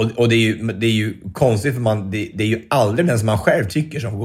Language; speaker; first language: Swedish; native; Swedish